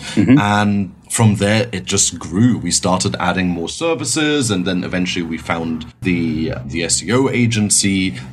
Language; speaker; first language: English; non-native, fluent; German